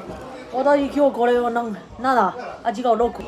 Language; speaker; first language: Japanese; non-native, learner; Chinese